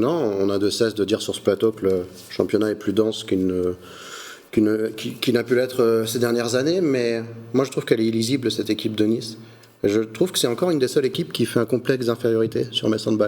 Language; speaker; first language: French; native; French